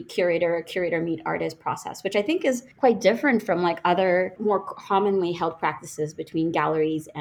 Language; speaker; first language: English; non-native, local second language; Bangla